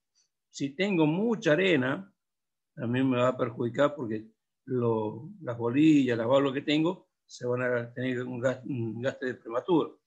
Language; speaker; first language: Spanish; native; Spanish